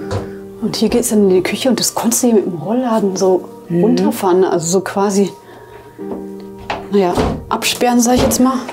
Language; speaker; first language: German; native; German